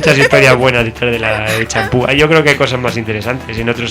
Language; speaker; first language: Spanish; native; Spanish